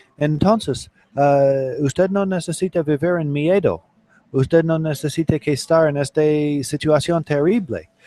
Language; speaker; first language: Spanish; non-native, learner; English